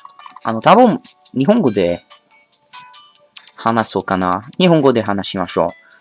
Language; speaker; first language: Japanese; non-native, learner; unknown